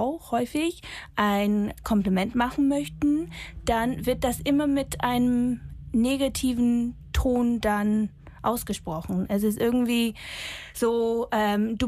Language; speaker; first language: German; non-native, fluent; English